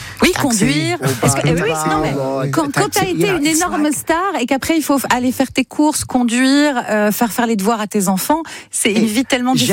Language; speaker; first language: French; native; French